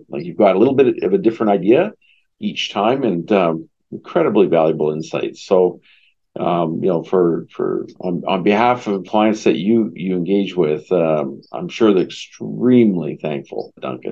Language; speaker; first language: English; native; English